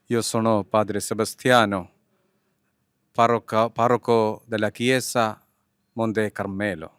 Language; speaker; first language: Italian; non-native, fluent; Malayalam